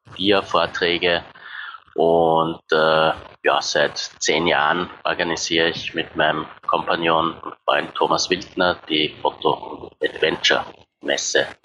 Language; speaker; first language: German; native; German